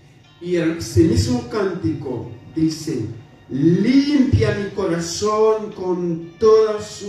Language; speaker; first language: Spanish; non-native, fluent; Haitian Creole